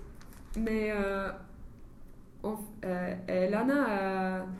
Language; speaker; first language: French; non-native, fluent; English